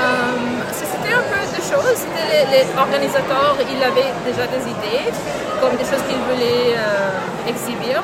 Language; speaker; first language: French; non-native, local second language; English